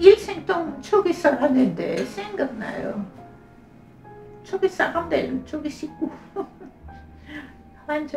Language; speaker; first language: Korean; non-native, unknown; German